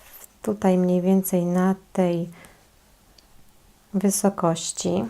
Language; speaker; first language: Polish; native; Polish